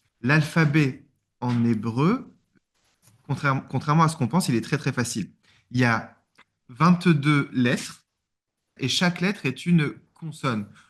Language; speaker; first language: French; native; French